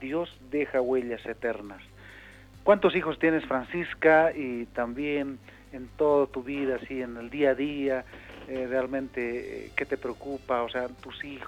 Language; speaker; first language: Spanish; native; Spanish